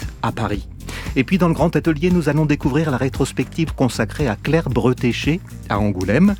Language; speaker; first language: French; native; French